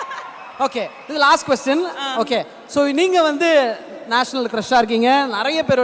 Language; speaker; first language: Tamil; native; Tamil